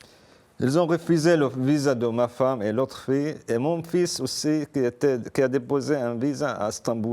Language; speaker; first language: French; non-native, fluent; Arabic